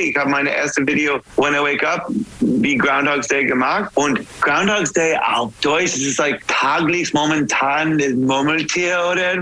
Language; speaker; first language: German; non-native, learner; English